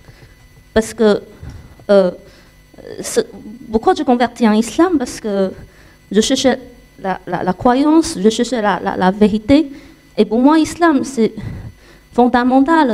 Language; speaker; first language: French; non-native, learner; Chinese